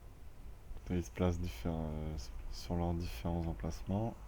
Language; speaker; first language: French; native; French